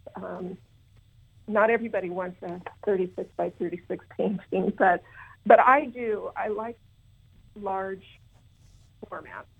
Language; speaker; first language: English; native; English